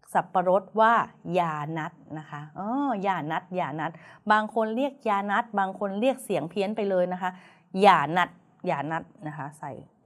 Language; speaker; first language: Thai; native; Thai